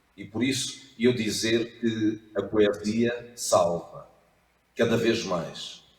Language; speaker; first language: Portuguese; native; Portuguese